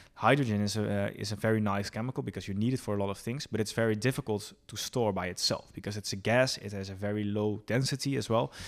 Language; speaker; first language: English; non-native, fluent; Dutch